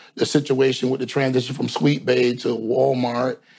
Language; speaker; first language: English; native; English